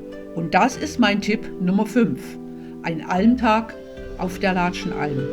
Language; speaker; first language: German; native; German